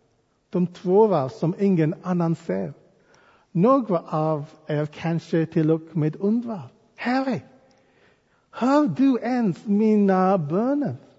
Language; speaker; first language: Swedish; non-native, fluent; English